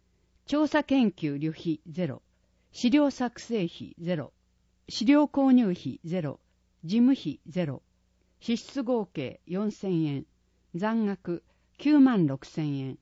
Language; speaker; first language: Japanese; native; Japanese